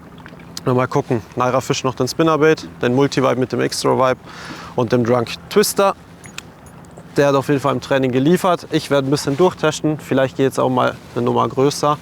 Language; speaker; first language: German; native; German